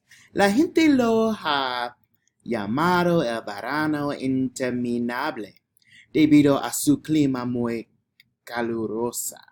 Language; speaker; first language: Spanish; non-native, learner; English